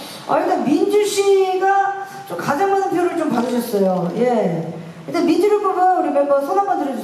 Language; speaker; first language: Korean; native; Korean